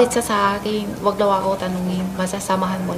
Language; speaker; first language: Filipino; non-native, learner; Chinese